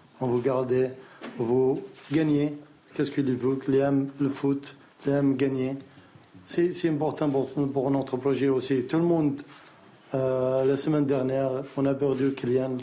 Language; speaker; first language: French; non-native, learner; Arabic